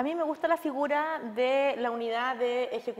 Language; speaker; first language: Spanish; native; Spanish